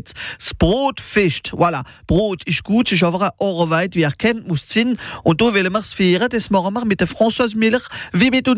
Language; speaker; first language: German; non-native, local second language; Swiss German